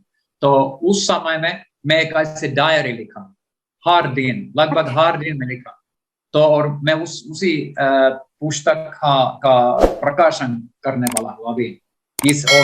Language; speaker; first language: Hindi; non-native, learner; Finnish